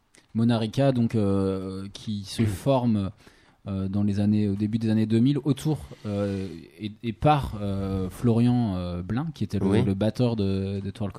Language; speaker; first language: French; native; French